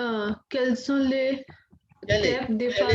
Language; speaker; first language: French; non-native, learner; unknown